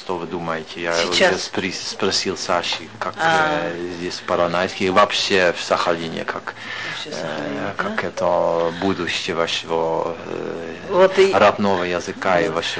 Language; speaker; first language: Russian; non-native, fluent; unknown